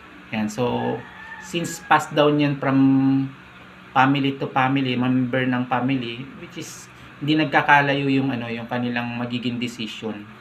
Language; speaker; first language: English; non-native, local second language; Filipino